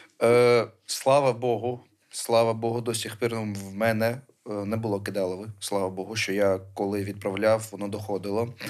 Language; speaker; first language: Ukrainian; early bilingual, other home language; Armenian